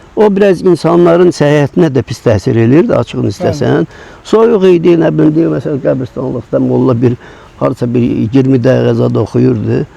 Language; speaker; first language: Azerbaijani; non-native, local second language; Lezghian